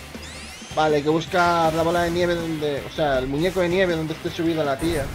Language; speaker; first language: Spanish; native; Spanish